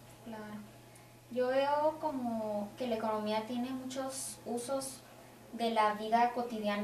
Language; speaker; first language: Spanish; native; Spanish